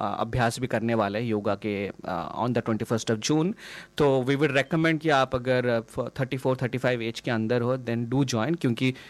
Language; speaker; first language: Hindi; non-native, local second language; Odia